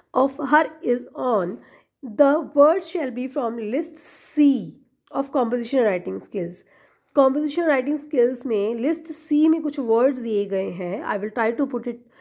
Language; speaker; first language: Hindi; non-native, local second language; Punjabi